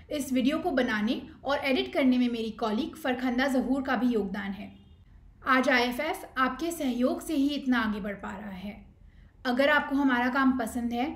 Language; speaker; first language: Hindi; native; Hindi